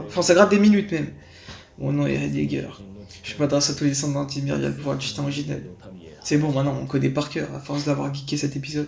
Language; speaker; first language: French; native; French